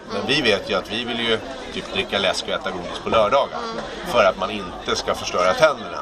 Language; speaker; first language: Swedish; native; Swedish